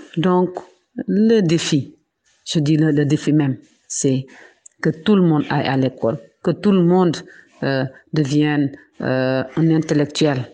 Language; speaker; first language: French; non-native, local second language; Wolof